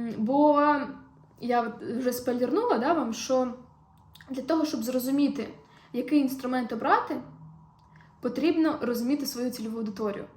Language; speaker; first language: Ukrainian; non-native, local second language; Russian